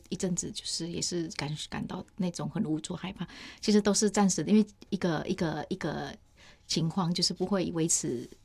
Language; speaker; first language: Chinese; non-native, fluent; Vietnamese